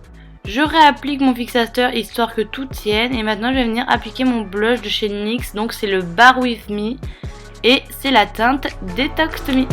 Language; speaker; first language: French; native; French